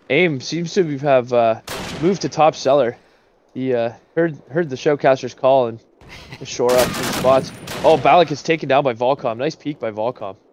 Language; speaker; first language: English; native; English